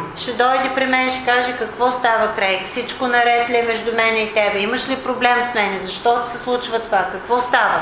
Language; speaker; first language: Bulgarian; non-native, fluent; English